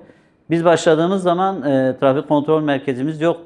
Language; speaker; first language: Turkish; native; Turkish